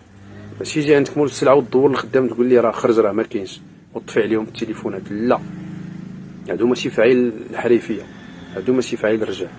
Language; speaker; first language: Arabic; native; Arabic